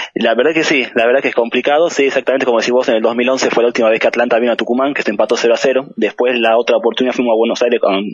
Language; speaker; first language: Spanish; native; Spanish